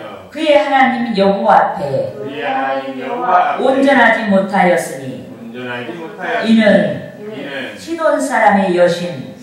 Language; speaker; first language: Korean; native; Korean